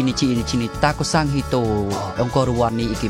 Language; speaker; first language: Japanese; non-native, learner; Khmer